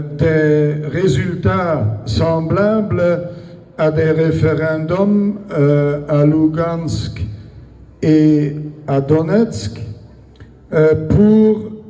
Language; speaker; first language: French; non-native, local second language; Luxembourgish